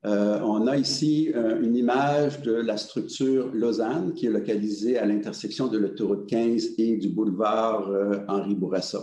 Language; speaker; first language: French; native; French